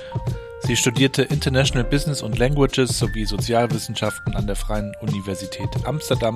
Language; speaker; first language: German; native; German